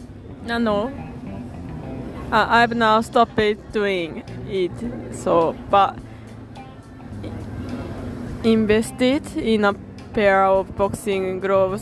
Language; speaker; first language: English; non-native, learner; Japanese